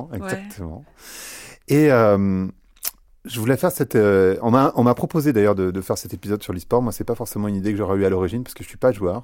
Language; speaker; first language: French; native; French